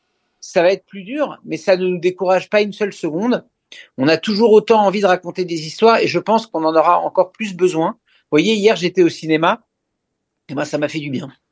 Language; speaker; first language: French; native; French